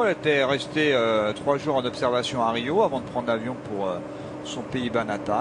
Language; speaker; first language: French; native; French